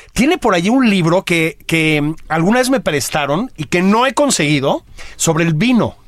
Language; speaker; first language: Spanish; native; Spanish